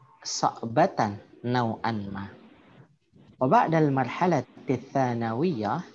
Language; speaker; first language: Arabic; non-native, fluent; Indonesian